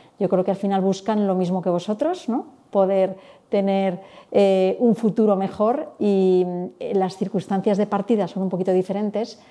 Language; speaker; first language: Spanish; native; Spanish